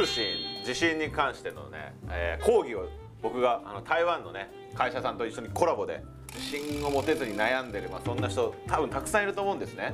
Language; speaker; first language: Japanese; native; Japanese